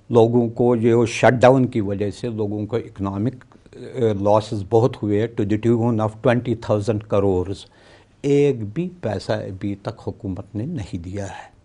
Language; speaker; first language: Hindi; non-native, local second language; Kashmiri